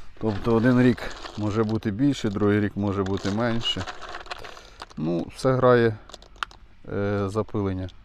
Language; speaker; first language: Ukrainian; native; Ukrainian